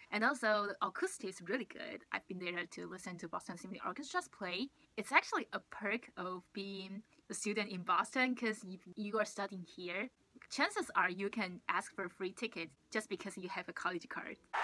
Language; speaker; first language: English; non-native, fluent; Chinese